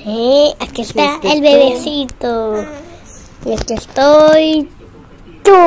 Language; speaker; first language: Spanish; early bilingual, heritage; Spanish